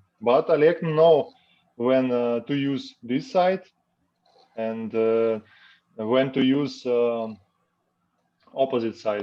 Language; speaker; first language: English; non-native, learner; Russian